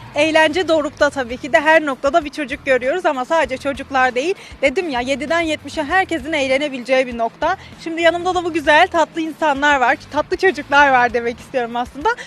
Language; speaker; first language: Turkish; native; Turkish